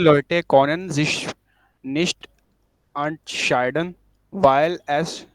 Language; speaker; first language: German; non-native, learner; Urdu